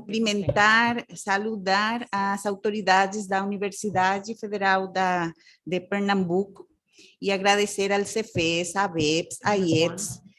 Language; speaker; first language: Portuguese; non-native, fluent; Spanish